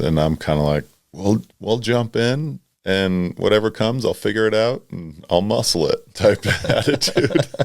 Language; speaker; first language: English; native; English